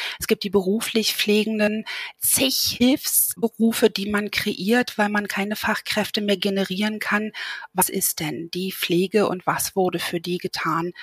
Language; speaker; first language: German; native; German